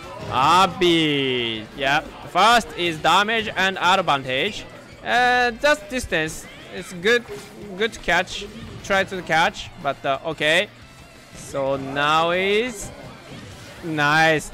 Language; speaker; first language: English; non-native, learner; Chinese